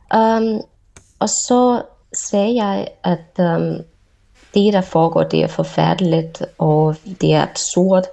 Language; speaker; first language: Danish; non-native, fluent; Russian